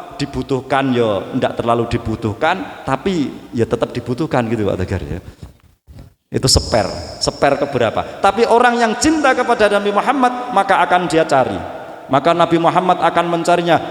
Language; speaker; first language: Indonesian; non-native, local second language; Javanese